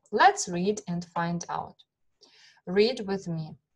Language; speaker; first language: English; non-native, fluent; Ukrainian